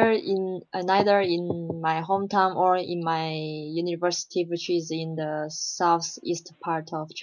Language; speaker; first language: English; non-native, learner; Chinese